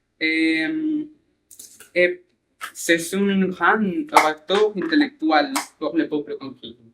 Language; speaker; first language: French; non-native, learner; Spanish